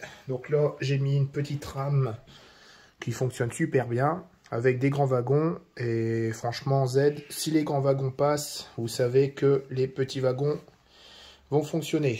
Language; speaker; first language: French; native; French